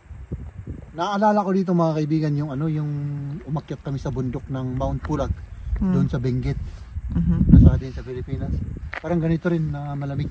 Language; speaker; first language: Filipino; native; Filipino